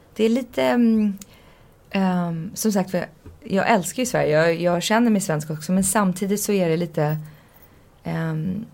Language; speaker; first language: Swedish; early bilingual, heritage; Swedish